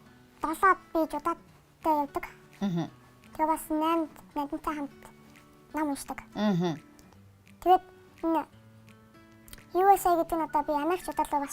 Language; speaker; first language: Mongolian; early bilingual, heritage; Mongolian